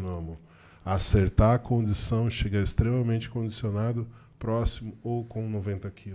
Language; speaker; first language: Portuguese; native; Portuguese